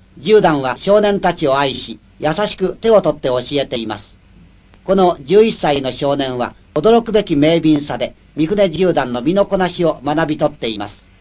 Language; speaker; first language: Japanese; native; Japanese